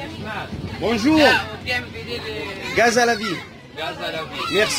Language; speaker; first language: French; non-native, fluent; Arabic